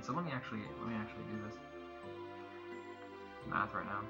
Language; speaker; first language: English; native; English